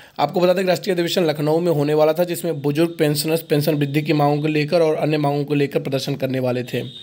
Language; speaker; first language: Hindi; native; Hindi